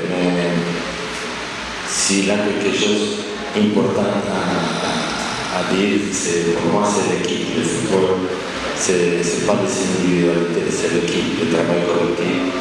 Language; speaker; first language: French; non-native, fluent; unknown